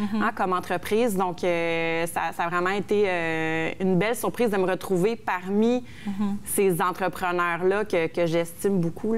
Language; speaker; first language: French; native; French